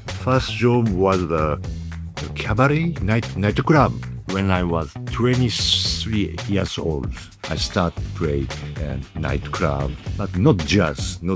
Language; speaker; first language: English; non-native, learner; Japanese